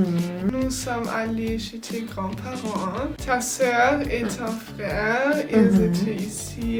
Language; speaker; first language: French; non-native, learner; German